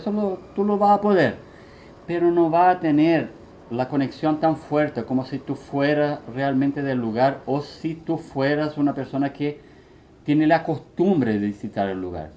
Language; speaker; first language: Spanish; early bilingual, heritage; Spanish